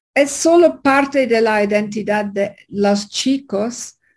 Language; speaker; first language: Spanish; non-native, fluent; English